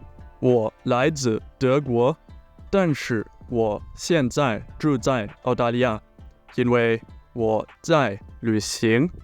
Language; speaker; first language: Chinese; non-native, learner; German